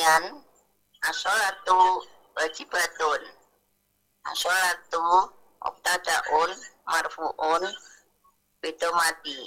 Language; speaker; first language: Arabic; non-native, learner; Indonesian